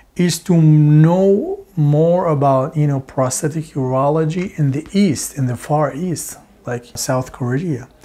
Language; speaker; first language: English; non-native, fluent; Arabic